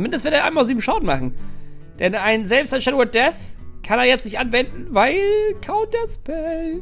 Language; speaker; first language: German; native; German